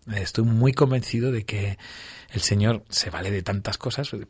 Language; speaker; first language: Spanish; native; Spanish